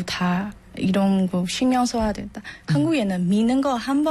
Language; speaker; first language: Korean; non-native, learner; Burmese